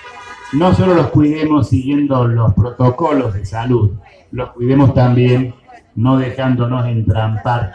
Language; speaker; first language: Spanish; native; Spanish